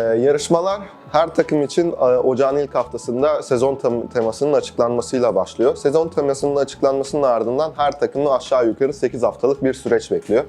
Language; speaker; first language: Turkish; native; Turkish